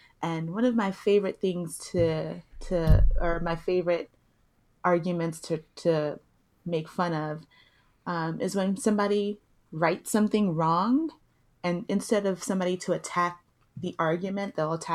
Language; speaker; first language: English; early bilingual, other home language; Yoruba